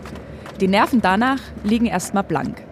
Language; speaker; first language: German; native; German